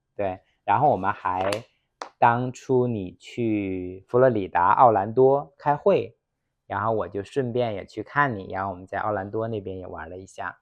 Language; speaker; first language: Chinese; native; Chinese